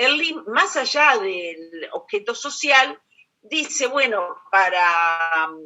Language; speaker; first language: Spanish; native; Spanish